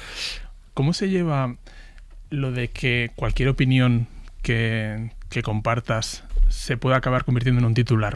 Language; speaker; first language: Spanish; native; Spanish